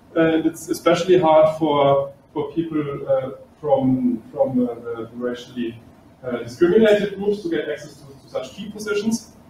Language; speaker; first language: English; non-native, fluent; German